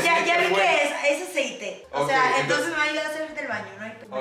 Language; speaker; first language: Spanish; native; Spanish